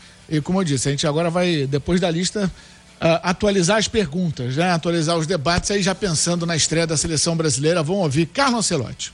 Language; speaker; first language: Portuguese; native; Portuguese